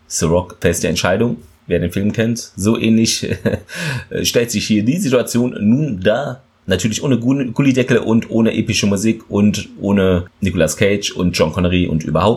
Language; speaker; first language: German; native; German